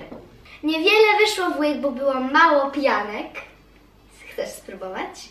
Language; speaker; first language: Polish; early bilingual, heritage; Polish